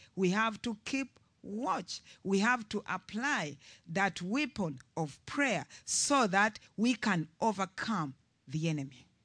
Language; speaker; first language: English; non-native, local second language; Ganda